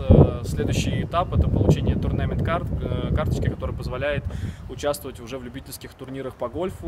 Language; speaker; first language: Russian; native; Russian